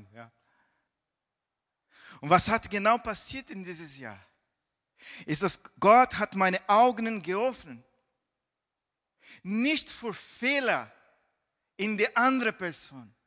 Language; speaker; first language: German; non-native, fluent; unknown